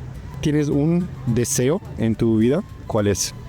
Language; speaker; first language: Spanish; non-native, fluent; English